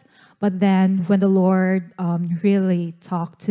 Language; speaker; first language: English; non-native, local second language; Cebuano